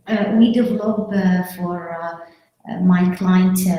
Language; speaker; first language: English; non-native, learner; Arabic